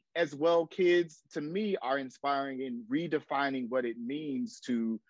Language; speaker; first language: English; native; English